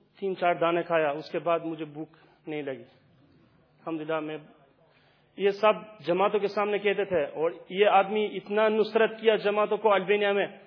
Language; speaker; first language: Urdu; non-native, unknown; Albanian